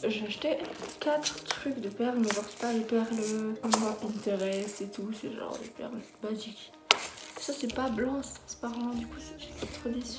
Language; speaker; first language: French; native; French